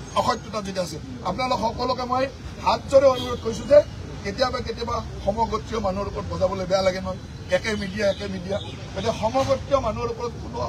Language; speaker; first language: Assamese; native; Assamese